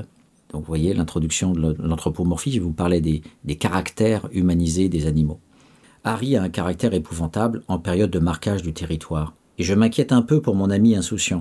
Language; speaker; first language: French; native; French